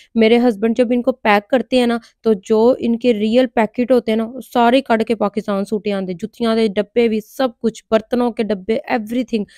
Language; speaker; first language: Urdu; non-native, local second language; Punjabi